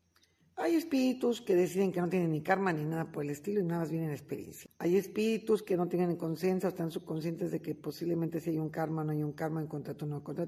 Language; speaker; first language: Spanish; native; Spanish